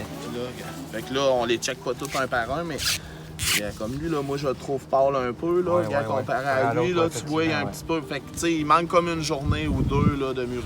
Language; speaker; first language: French; native; French